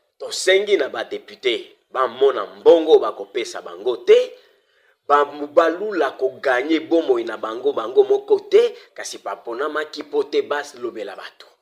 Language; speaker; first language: Lingala; native; Lingala